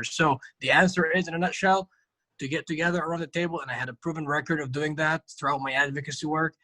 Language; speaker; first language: English; non-native, fluent; Arabic